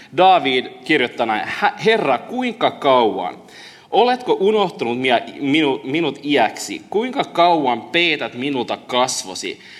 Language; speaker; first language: Finnish; early bilingual, heritage; Finnish